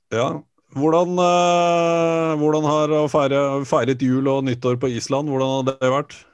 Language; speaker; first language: Norwegian; native; Norwegian